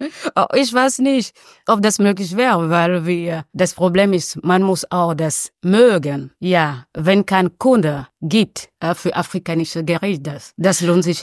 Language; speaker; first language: German; non-native, learner; French